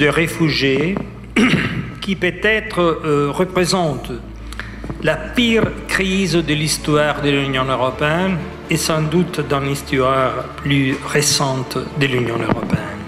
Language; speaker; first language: French; non-native, fluent; Italian